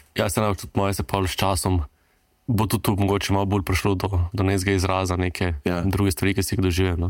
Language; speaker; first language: Slovenian; native; Slovenian